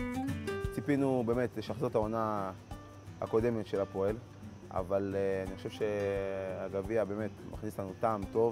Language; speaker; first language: Hebrew; native; Hebrew